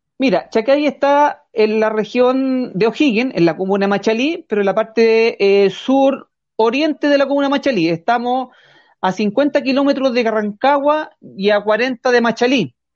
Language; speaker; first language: Spanish; native; Spanish